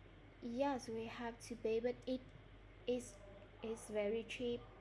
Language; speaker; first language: English; non-native, learner; Vietnamese